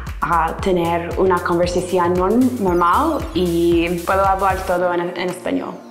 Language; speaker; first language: Spanish; non-native, learner; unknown